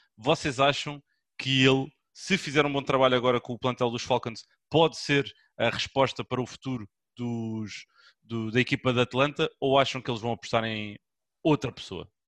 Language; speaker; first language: Portuguese; native; Portuguese